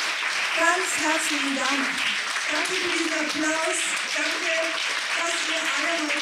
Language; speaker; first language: German; early bilingual, other home language; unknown